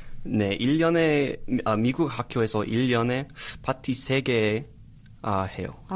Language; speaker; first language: Korean; non-native, learner; English